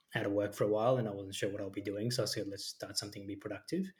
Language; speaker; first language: English; early bilingual, other home language; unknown